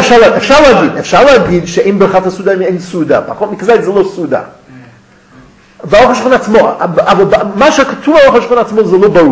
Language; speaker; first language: Hebrew; non-native, fluent; English